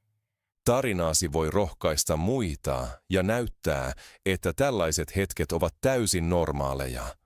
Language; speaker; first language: Finnish; non-native, fluent; Spanish